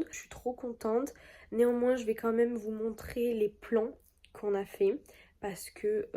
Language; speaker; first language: French; native; French